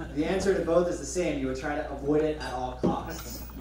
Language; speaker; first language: English; native; English